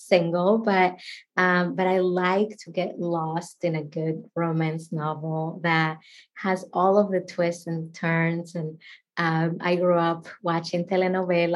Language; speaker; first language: English; non-native, fluent; Spanish